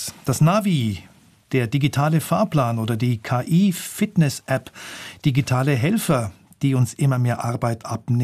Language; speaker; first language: German; native; German